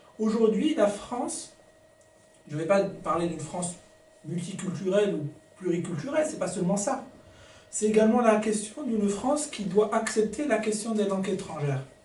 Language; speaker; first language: French; non-native, local second language; Arabic